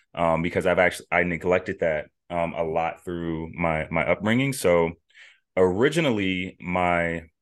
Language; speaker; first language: English; native; English